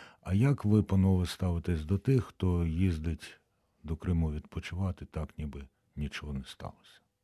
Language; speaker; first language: Ukrainian; native; Ukrainian